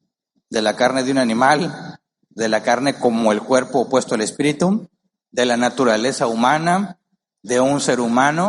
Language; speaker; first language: Spanish; native; Spanish